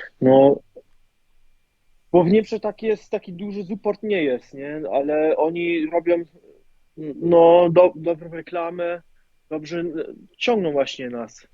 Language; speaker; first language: Polish; early bilingual, heritage; German